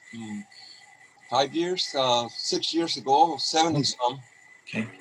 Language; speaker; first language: English; non-native, fluent; Spanish